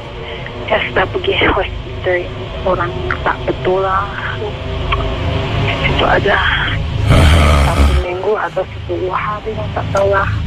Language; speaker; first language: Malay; non-native, learner; Indonesian